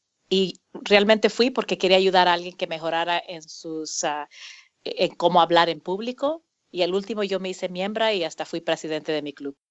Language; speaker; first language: Spanish; early bilingual, heritage; Spanish